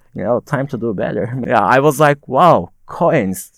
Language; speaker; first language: English; non-native, fluent; Turkish